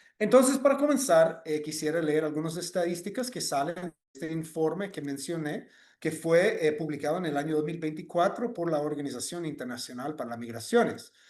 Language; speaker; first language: Spanish; non-native, fluent; English